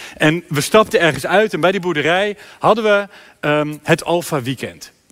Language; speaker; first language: Dutch; native; Dutch